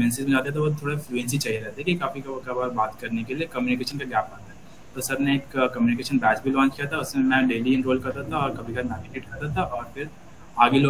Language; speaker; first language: Hindi; native; Hindi